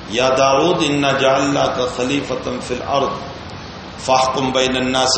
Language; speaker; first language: Urdu; native; Urdu